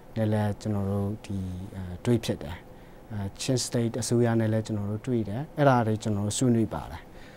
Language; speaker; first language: Burmese; non-native, local second language; Hakha Chin